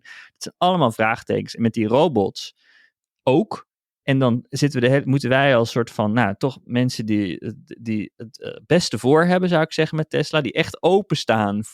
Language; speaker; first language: Dutch; native; Dutch